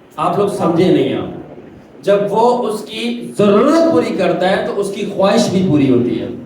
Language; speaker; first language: Urdu; non-native, local second language; Punjabi